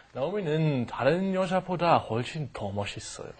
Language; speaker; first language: Korean; non-native, learner; German